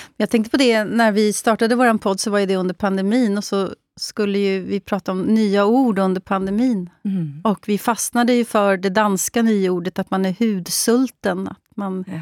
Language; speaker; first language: Swedish; native; Swedish